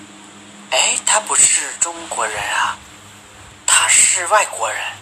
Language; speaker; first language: Chinese; non-native, learner; Hmong